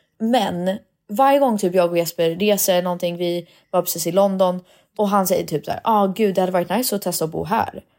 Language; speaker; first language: Swedish; early bilingual, heritage; Swedish